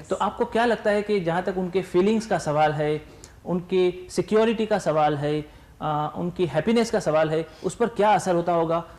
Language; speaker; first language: Hindi; native; Hindi